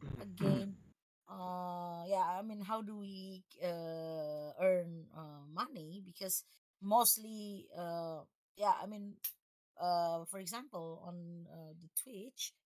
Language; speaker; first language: English; non-native, fluent; Indonesian